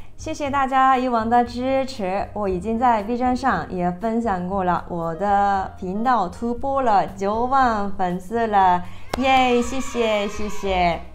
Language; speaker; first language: Chinese; non-native, fluent; Japanese